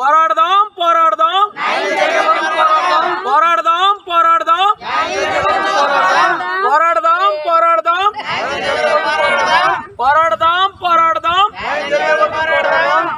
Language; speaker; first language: Telugu; native; Telugu